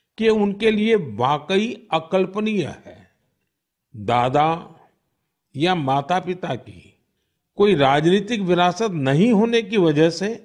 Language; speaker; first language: Hindi; non-native, local second language; Gujarati